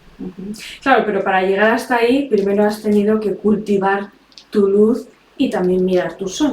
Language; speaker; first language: Spanish; native; Spanish